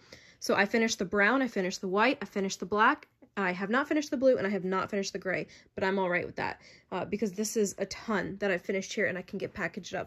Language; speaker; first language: English; native; English